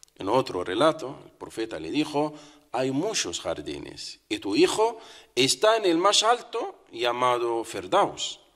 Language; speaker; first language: Spanish; non-native, fluent; Arabic